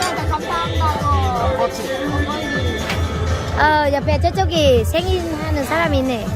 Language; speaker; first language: Korean; non-native, learner; Vietnamese